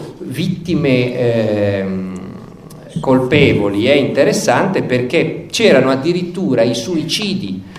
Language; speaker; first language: Italian; native; Italian